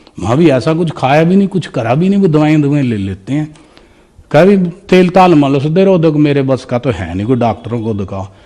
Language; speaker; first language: Hindi; native; Hindi